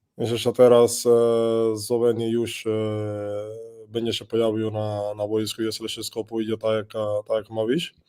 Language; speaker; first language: Polish; non-native, learner; Spanish